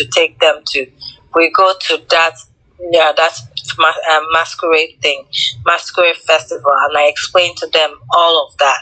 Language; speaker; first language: English; non-native, local second language; Igbo